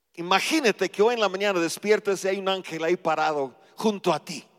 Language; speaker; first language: Spanish; non-native, fluent; English